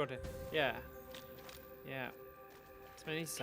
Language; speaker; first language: Welsh; native; Welsh